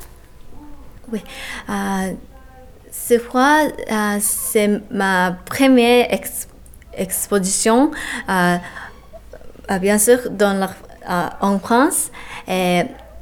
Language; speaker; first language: French; non-native, learner; Japanese